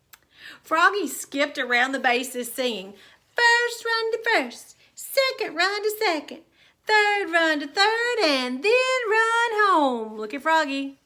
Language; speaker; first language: English; native; English